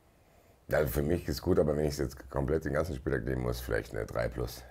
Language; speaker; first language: German; native; German